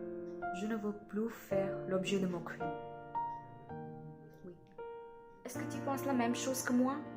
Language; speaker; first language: French; non-native, learner; Hindi